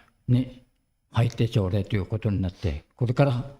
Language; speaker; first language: Japanese; native; Japanese